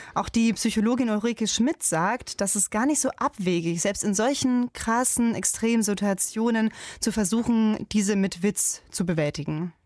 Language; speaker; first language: German; native; German